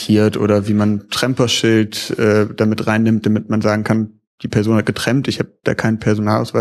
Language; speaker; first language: German; native; German